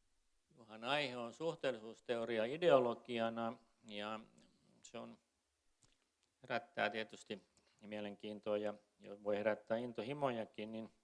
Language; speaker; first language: Finnish; native; Finnish